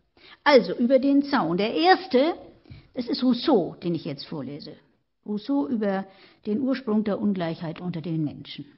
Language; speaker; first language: German; native; German